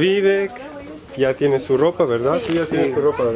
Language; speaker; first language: Spanish; native; Spanish